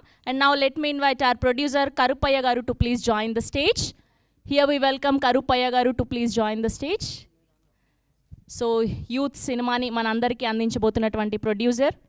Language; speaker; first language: Telugu; native; Telugu